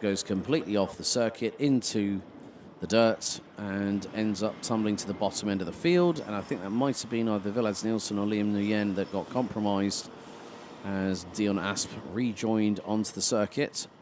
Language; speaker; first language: English; non-native, fluent; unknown